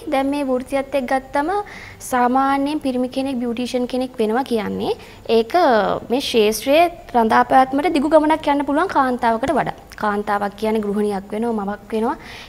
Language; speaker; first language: Sinhala; native; Sinhala